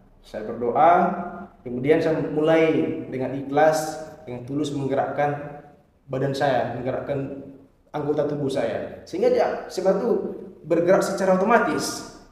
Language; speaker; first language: Indonesian; non-native, local second language; Batak Toba